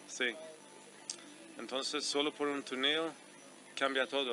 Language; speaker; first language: Spanish; non-native, fluent; Swedish